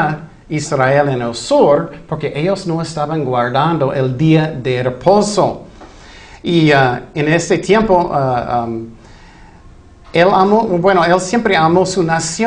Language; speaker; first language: Spanish; non-native, fluent; English